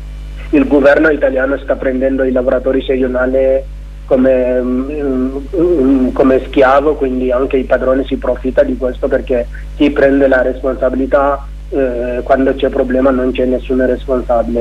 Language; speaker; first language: Italian; non-native, learner; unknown